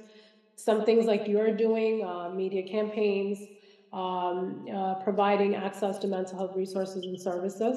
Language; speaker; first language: English; non-native, local second language; Malayalam